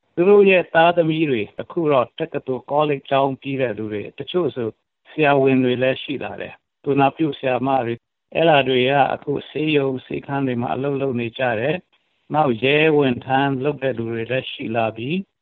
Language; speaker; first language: Burmese; non-native, local second language; Hakha Chin